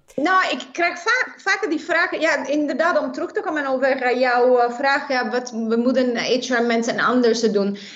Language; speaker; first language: Dutch; non-native, fluent; Italian